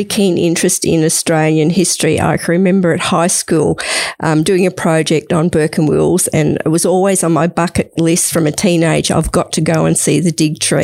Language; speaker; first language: English; native; English